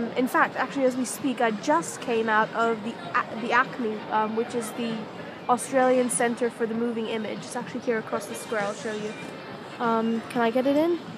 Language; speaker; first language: English; native; English